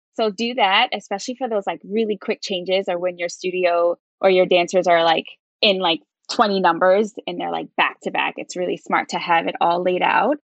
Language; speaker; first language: English; native; English